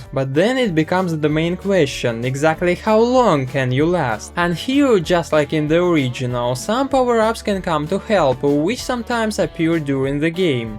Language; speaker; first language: English; non-native, fluent; Russian